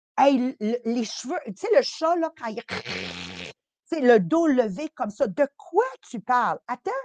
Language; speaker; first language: French; early bilingual, other home language; Italian